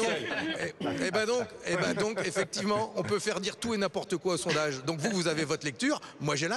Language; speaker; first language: French; native; French